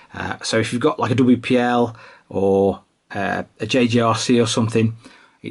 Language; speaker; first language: English; native; English